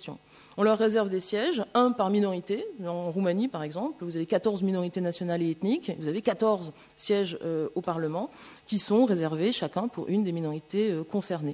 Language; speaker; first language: French; native; French